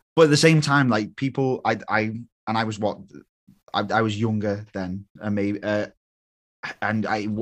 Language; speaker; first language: English; native; English